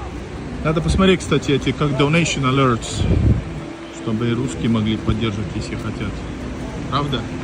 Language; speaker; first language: Russian; non-native, fluent; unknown